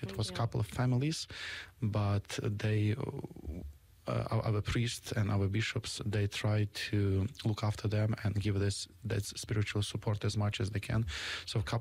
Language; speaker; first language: English; non-native, fluent; Ukrainian